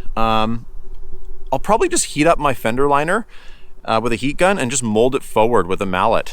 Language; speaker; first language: English; native; English